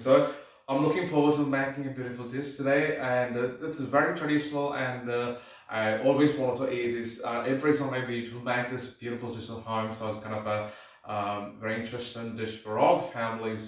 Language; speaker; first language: English; non-native, local second language; Malayalam